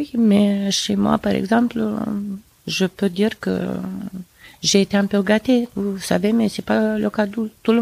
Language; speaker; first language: French; non-native, fluent; Romanian